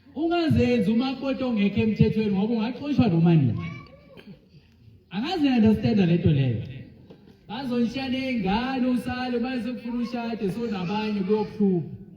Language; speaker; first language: Zulu; non-native, local second language; Swati